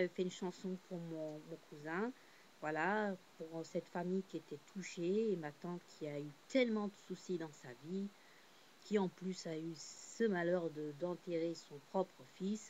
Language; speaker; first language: French; native; French